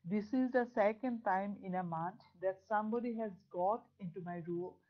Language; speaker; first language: English; non-native, local second language; Assamese